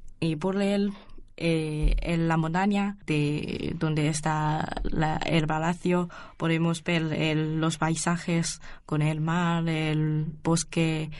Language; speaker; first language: Spanish; non-native, learner; Chinese